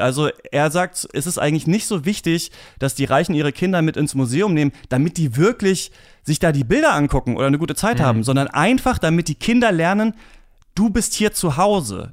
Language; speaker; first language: German; native; German